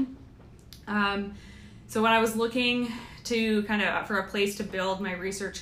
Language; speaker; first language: English; native; English